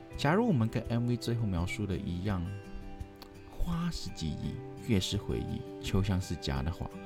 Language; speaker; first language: Chinese; non-native, local second language; Cantonese